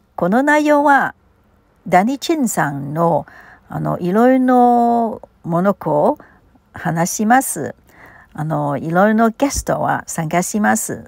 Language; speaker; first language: Japanese; non-native, learner; Cantonese